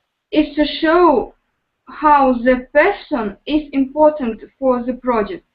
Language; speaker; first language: English; non-native, learner; Russian